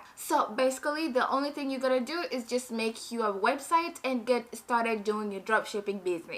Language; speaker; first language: English; non-native, fluent; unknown